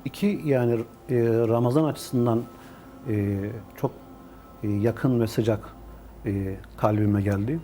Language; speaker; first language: Turkish; native; Turkish